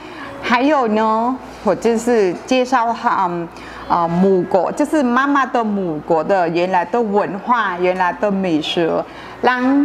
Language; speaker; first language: Chinese; non-native, fluent; Vietnamese